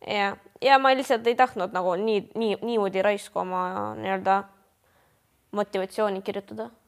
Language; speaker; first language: Estonian; non-native, local second language; Russian